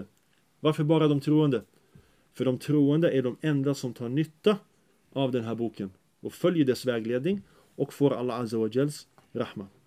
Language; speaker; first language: Swedish; early bilingual, other home language; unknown